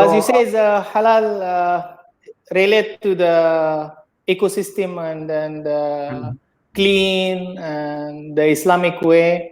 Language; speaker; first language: English; non-native, learner; Indonesian